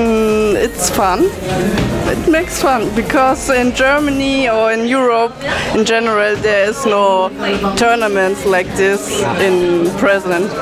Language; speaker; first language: English; non-native, learner; German